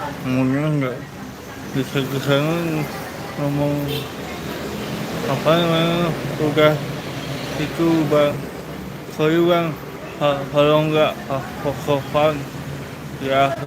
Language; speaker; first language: Indonesian; non-native, local second language; Balinese